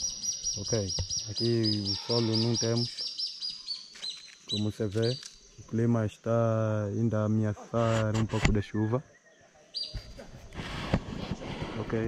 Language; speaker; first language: Portuguese; non-native, fluent; Vietnamese